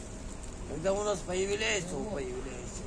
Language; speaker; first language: Russian; non-native, local second language; Kyrgyz